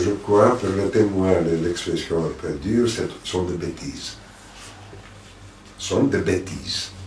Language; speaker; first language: French; non-native, fluent; Greek